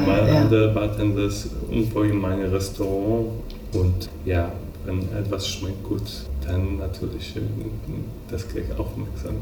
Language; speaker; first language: German; non-native, fluent; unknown